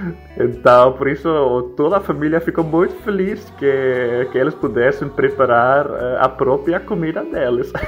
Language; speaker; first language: Portuguese; non-native, fluent; Dutch